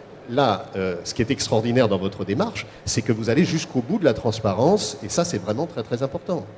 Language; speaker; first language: French; native; French